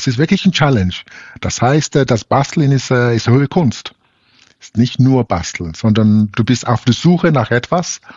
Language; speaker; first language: German; non-native, fluent; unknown